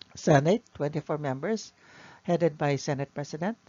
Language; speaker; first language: English; non-native, local second language; Filipino